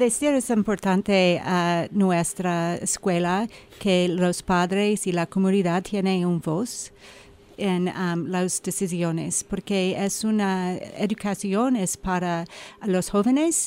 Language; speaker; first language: Spanish; non-native, learner; English